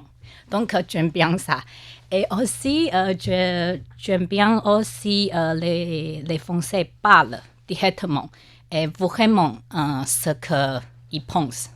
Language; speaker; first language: French; non-native, learner; Chinese